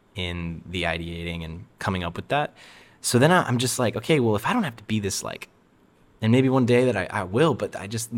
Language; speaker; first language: English; native; English